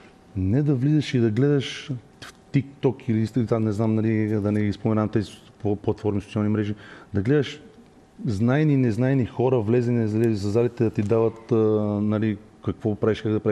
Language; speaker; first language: Bulgarian; native; Bulgarian